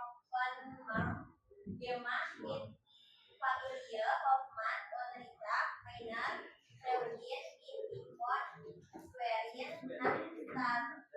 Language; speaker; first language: German; non-native, learner; Indonesian